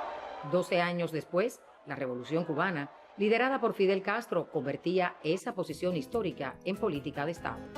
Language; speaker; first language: Spanish; native; Spanish